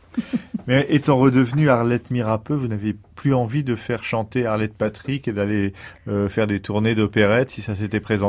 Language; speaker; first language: French; native; French